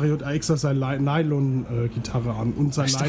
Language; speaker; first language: German; native; German